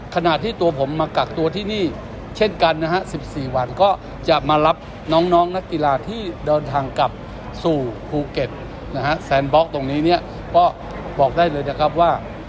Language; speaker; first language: Thai; native; Thai